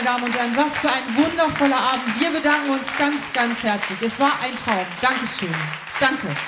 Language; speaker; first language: German; native; German